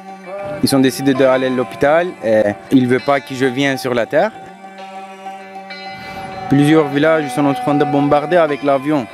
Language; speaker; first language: French; non-native, learner; Kurdish